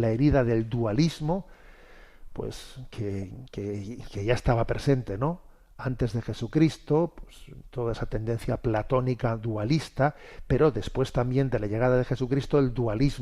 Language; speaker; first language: Spanish; native; Spanish